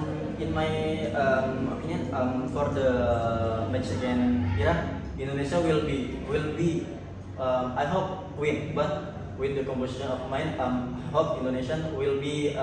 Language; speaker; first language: English; non-native, learner; Indonesian